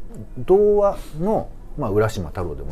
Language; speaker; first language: Japanese; native; Japanese